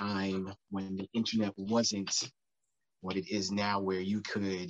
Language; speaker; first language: English; native; English